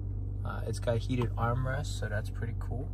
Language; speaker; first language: English; native; English